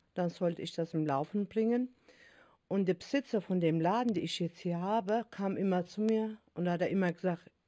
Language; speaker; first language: German; early bilingual, other home language; Turkish